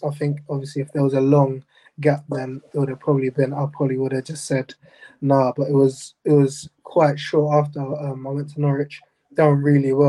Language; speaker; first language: English; native; English